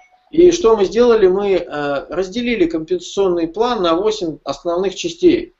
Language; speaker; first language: Russian; native; Russian